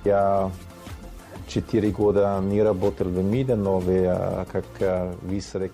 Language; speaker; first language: Russian; non-native, fluent; German